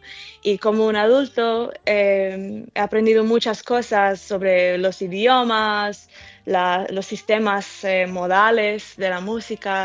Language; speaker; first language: Spanish; early bilingual, heritage; English